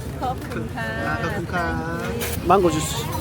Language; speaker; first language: Korean; native; Korean